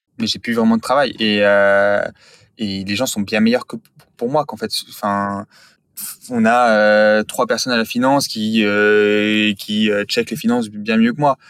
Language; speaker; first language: French; native; French